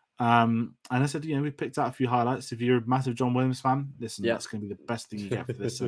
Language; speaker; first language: English; native; English